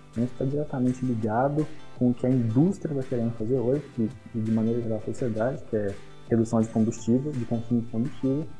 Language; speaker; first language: Portuguese; native; Portuguese